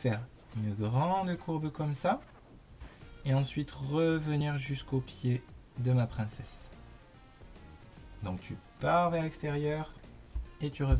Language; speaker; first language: French; native; French